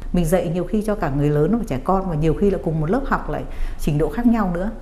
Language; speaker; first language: Vietnamese; native; Vietnamese